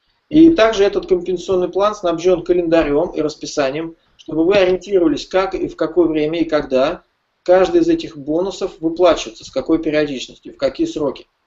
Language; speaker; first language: Russian; native; Russian